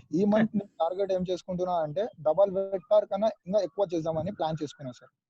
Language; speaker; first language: Telugu; non-native, local second language; Urdu